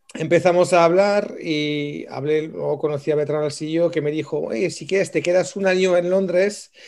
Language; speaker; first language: Spanish; non-native, fluent; French